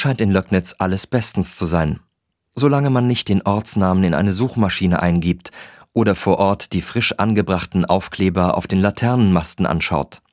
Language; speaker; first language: German; native; German